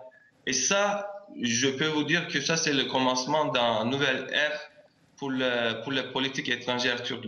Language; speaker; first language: French; non-native, fluent; Turkish